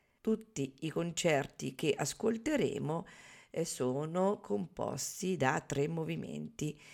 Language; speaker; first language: Italian; native; Italian